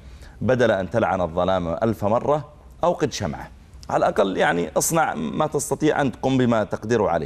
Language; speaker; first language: Arabic; native; Arabic